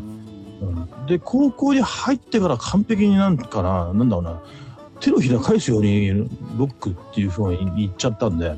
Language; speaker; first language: Japanese; native; Japanese